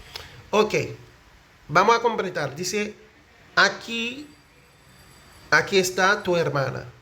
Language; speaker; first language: Spanish; non-native, fluent; Haitian Creole